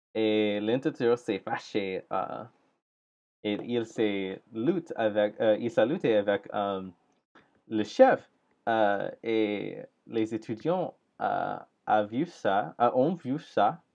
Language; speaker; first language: French; non-native, learner; English